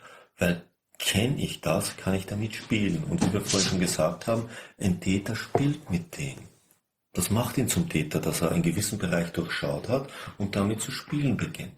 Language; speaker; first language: German; native; German